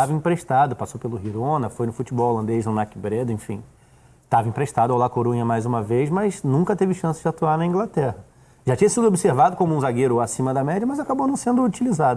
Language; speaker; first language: Portuguese; native; Portuguese